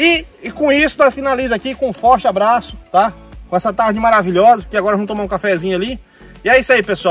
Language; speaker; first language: Portuguese; native; Portuguese